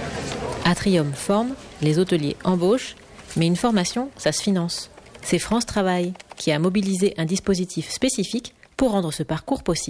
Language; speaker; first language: French; native; French